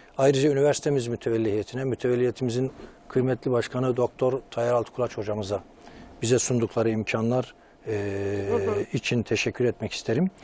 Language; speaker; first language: Turkish; native; Turkish